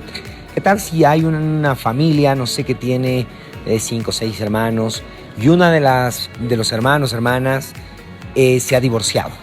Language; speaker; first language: Spanish; native; Spanish